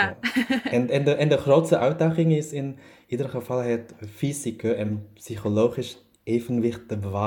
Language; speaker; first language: Dutch; non-native, learner; German